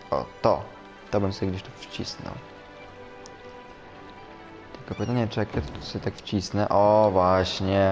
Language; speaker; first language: Polish; native; Polish